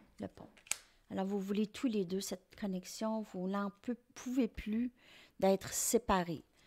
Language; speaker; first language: French; native; French